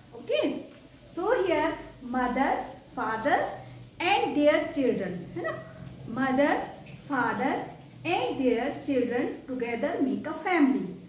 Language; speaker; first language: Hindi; native; Hindi